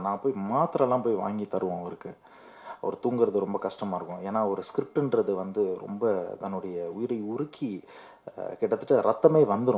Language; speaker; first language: Tamil; native; Tamil